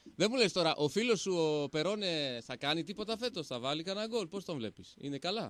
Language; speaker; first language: Greek; native; Greek